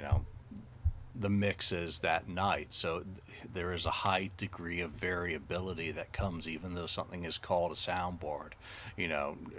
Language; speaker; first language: English; native; English